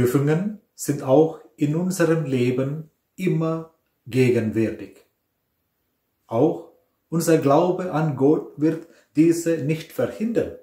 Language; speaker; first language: German; non-native, fluent; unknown